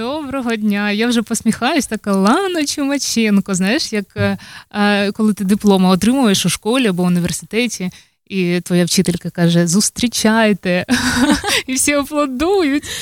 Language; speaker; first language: Ukrainian; native; Ukrainian